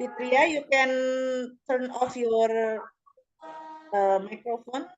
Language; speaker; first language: English; non-native, fluent; Indonesian